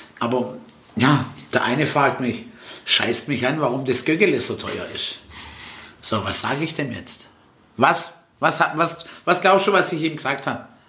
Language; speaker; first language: German; early bilingual, other home language; Italian